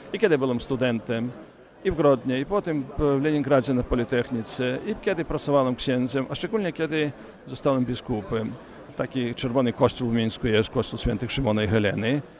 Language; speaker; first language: Polish; early bilingual, heritage; Polish